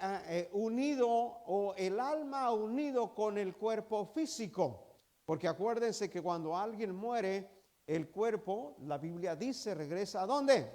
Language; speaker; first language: Spanish; native; Spanish